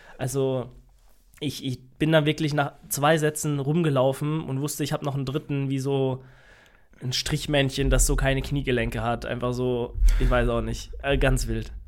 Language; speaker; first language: German; native; German